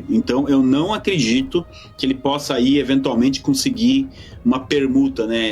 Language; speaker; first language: Portuguese; native; Portuguese